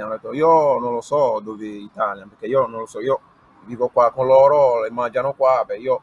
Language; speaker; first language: Italian; non-native, learner; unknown